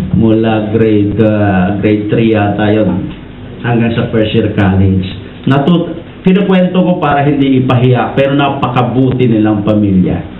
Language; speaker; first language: Filipino; non-native, local second language; Iloko